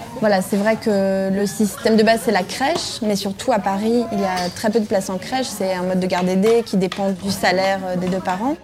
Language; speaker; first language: French; native; French